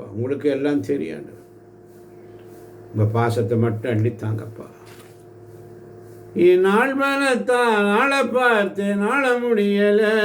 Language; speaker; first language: Tamil; native; Tamil